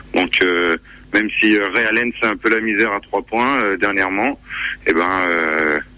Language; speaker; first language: French; native; French